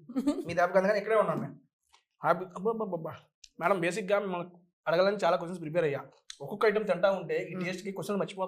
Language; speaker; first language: Telugu; native; Telugu